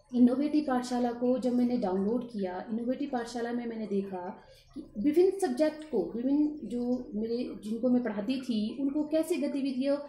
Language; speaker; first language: Hindi; native; Hindi